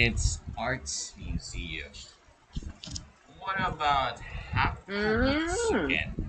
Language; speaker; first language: English; non-native, local second language; Filipino